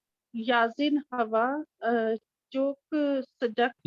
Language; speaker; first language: Turkish; non-native, learner; Urdu